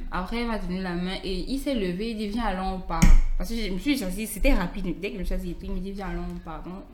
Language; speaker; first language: French; native; French